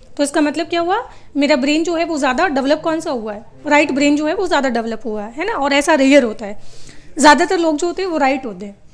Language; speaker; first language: Hindi; native; Hindi